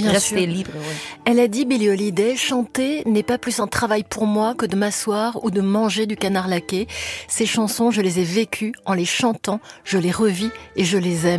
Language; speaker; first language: French; native; French